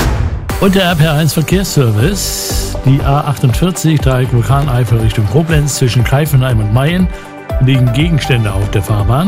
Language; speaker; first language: German; native; German